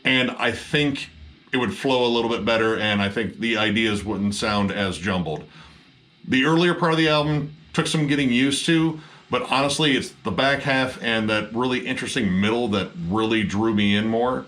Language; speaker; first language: English; native; English